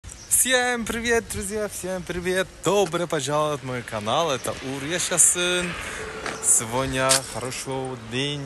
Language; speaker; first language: Russian; non-native, learner; Turkish